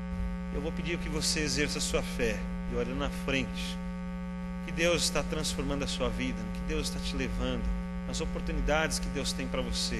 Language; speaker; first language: Portuguese; native; Portuguese